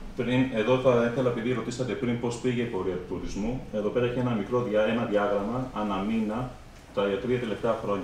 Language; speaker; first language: Greek; native; Greek